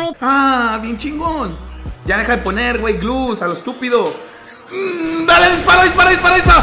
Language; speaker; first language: Spanish; native; Spanish